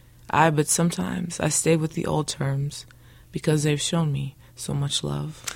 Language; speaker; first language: English; early bilingual, other home language; Spanish